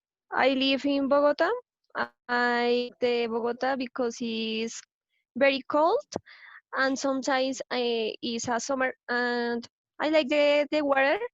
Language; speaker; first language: English; non-native, learner; Spanish